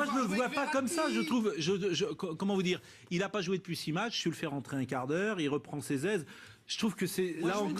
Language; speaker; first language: French; native; French